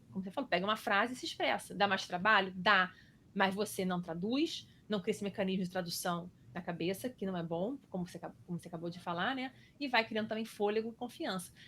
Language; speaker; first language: Portuguese; native; Portuguese